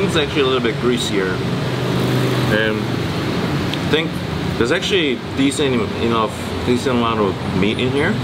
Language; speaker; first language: English; non-native, fluent; Korean